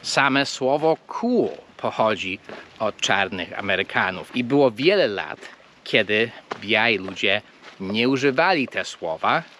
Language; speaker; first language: Polish; non-native, fluent; English